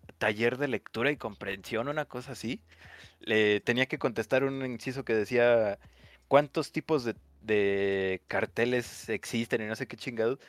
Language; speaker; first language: Spanish; native; Spanish